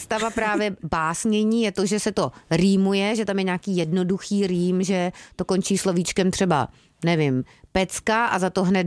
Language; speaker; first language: Czech; native; Czech